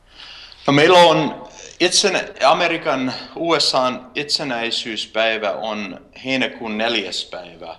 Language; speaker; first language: Finnish; early bilingual, heritage; Finnish